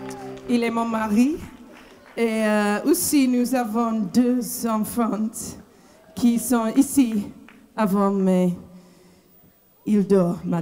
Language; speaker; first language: French; non-native, learner; English